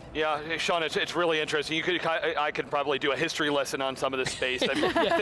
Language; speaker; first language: English; native; English